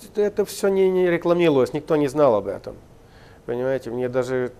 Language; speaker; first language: Russian; non-native, local second language; Ukrainian